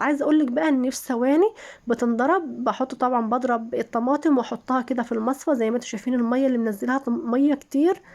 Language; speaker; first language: Arabic; native; Arabic